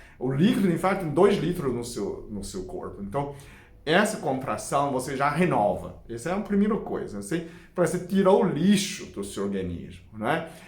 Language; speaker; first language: Portuguese; non-native, fluent; Chinese